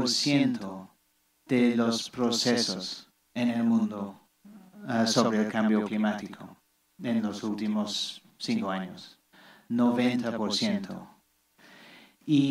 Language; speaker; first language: Spanish; non-native, fluent; English